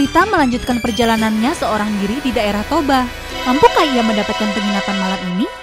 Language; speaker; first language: Indonesian; native; Indonesian